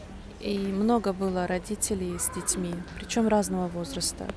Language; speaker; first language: Russian; native; Russian